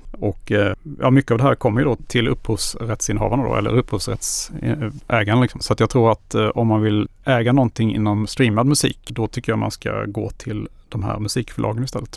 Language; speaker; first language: Swedish; native; Swedish